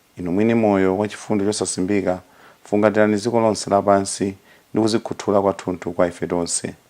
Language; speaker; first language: Nyanja; native; Nyanja